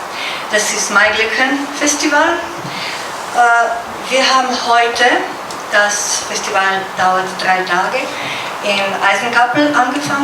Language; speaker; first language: German; non-native, fluent; Slovenian